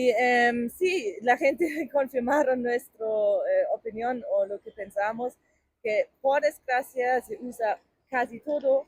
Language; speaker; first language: Spanish; non-native, fluent; German